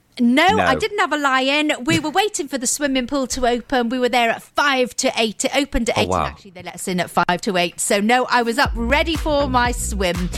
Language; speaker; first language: English; native; English